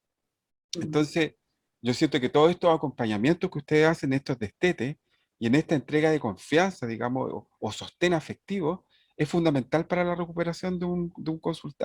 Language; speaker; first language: Spanish; native; Spanish